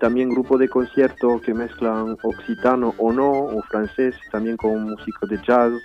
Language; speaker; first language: Spanish; early bilingual, heritage; French